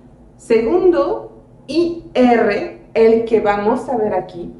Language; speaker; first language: Spanish; non-native, fluent; French